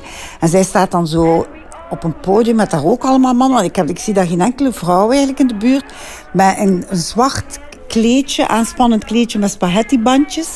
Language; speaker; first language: Dutch; native; Dutch